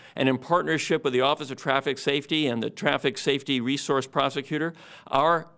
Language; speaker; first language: English; native; English